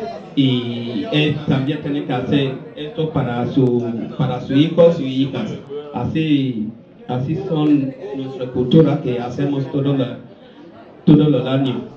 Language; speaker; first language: Spanish; non-native, learner; Bini